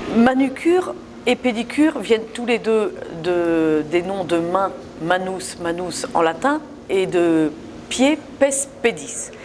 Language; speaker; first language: French; native; French